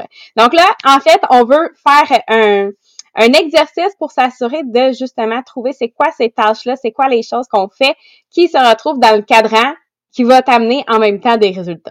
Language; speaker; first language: French; native; French